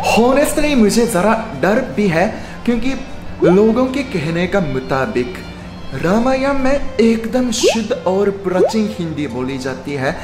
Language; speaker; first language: Hindi; non-native, fluent; Japanese